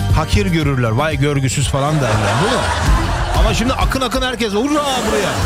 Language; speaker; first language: Turkish; early bilingual, heritage; Turkish